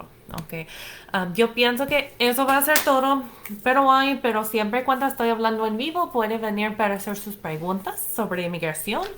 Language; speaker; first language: Spanish; non-native, fluent; English